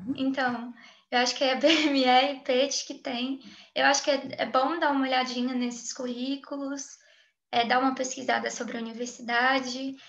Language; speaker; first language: Portuguese; native; Portuguese